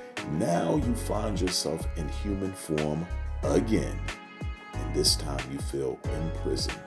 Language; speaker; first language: English; native; English